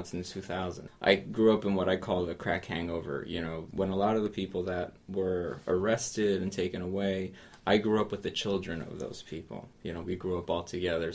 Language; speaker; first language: English; native; English